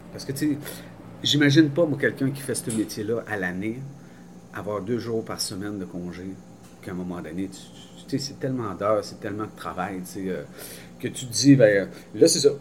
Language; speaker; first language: French; native; French